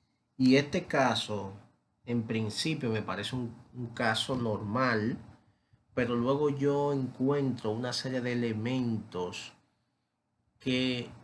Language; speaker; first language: Spanish; native; Spanish